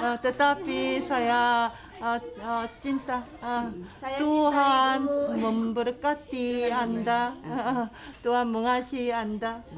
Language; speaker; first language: Indonesian; non-native, learner; Korean